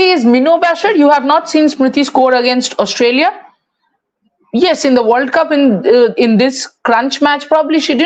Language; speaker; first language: English; non-native, local second language; Hindi